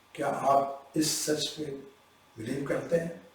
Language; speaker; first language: Hindi; non-native, local second language; Punjabi